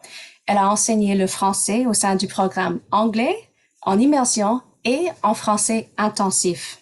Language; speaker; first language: French; non-native, local second language; English